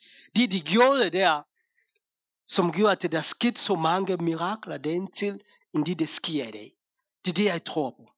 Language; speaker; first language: Danish; non-native, fluent; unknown